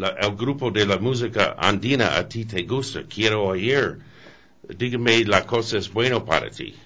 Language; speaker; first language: Spanish; non-native, learner; English